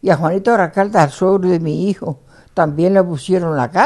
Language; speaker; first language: Spanish; native; Spanish